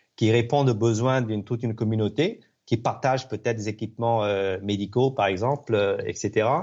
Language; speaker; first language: French; non-native, fluent; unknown